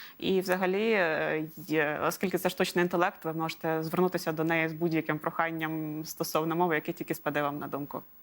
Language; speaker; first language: Ukrainian; non-native, local second language; Russian